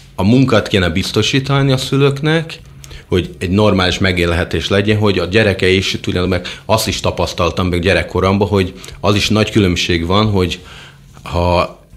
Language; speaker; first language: Hungarian; non-native, fluent; Portuguese